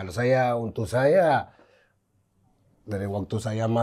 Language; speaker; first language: Indonesian; non-native, fluent; Spanish